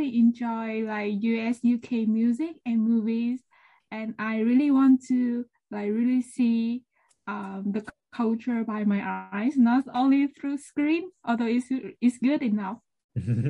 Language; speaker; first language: English; non-native, learner; Vietnamese